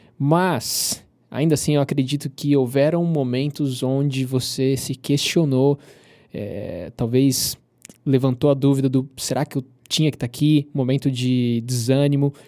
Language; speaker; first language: Portuguese; native; Portuguese